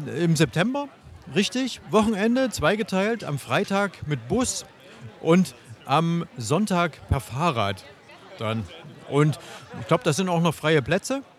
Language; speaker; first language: German; native; German